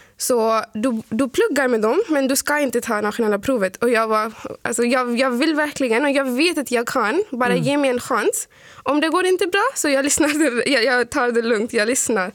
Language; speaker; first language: Swedish; non-native, fluent; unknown